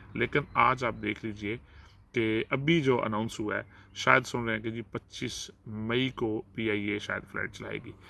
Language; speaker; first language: Urdu; non-native, local second language; Punjabi